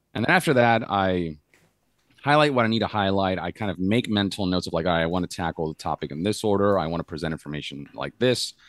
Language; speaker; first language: English; non-native, fluent; Spanish